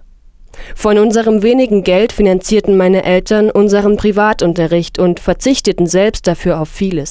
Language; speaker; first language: German; non-native, fluent; Persian